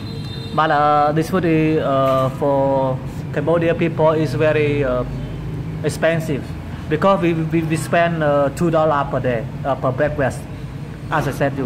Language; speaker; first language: English; non-native, learner; Khmer